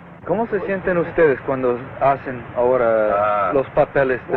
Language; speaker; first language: Spanish; non-native, fluent; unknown